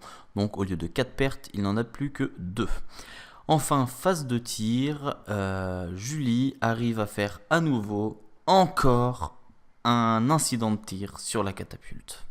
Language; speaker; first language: French; native; French